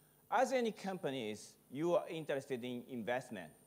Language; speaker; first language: English; non-native, fluent; Japanese